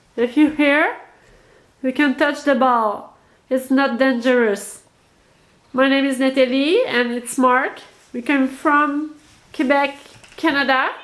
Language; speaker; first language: English; non-native, learner; French